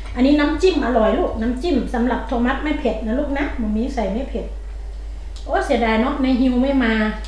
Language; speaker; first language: Thai; native; Thai